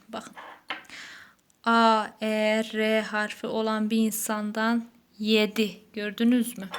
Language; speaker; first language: Turkish; native; Turkish